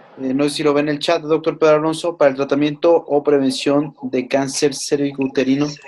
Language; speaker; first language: Spanish; native; Spanish